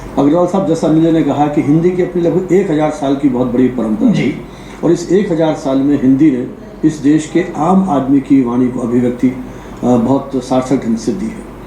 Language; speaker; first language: Hindi; native; Hindi